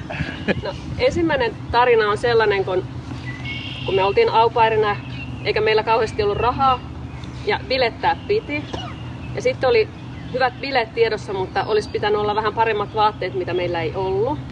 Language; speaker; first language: Finnish; native; Finnish